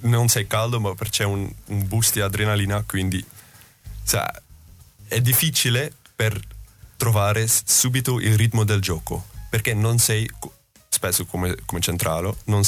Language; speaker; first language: Italian; non-native, learner; Dutch